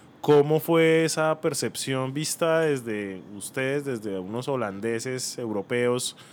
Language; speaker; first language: Spanish; native; Spanish